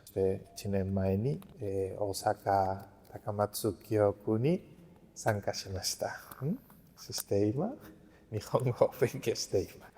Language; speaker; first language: Japanese; non-native, learner; Spanish